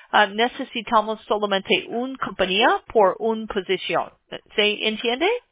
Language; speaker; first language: Spanish; non-native, learner; English